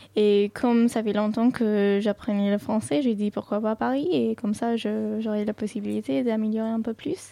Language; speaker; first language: French; non-native, fluent; Sindhi